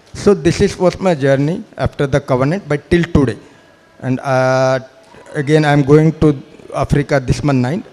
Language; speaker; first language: English; non-native, local second language; Malayalam